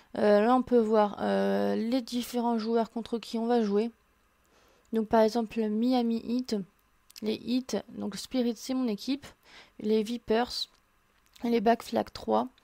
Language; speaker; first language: French; native; French